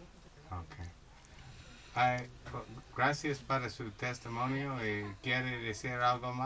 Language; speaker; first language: Spanish; non-native, learner; English